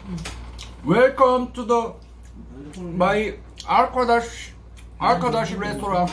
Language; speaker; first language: Korean; native; Korean